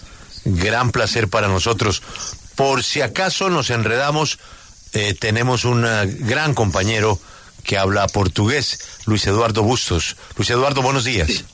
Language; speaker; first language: Spanish; native; Spanish